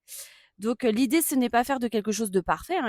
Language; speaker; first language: French; native; French